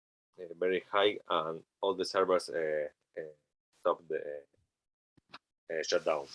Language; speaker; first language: English; non-native, learner; Spanish